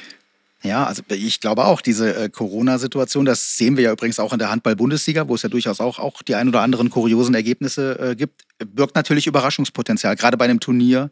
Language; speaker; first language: German; native; German